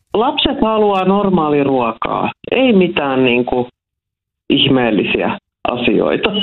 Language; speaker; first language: Finnish; non-native, local second language; Swedish